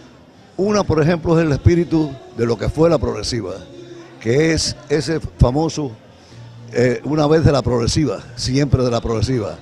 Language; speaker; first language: Spanish; native; Spanish